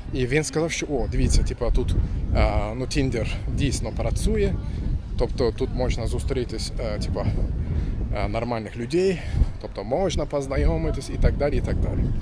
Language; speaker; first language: Ukrainian; non-native, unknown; Turkish